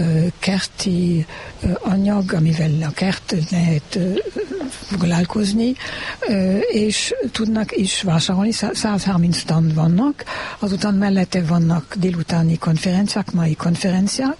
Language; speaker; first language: Hungarian; non-native, learner; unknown